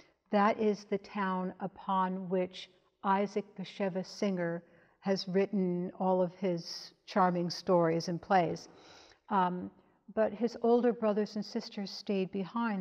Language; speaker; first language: English; native; English